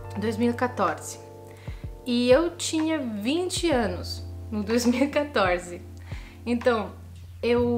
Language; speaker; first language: Portuguese; non-native, fluent; Italian